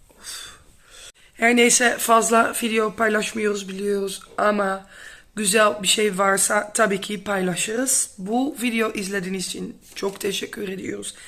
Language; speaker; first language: Turkish; non-native, fluent; Dutch